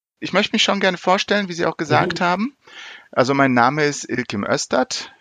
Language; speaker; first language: German; early bilingual, other home language; Turkish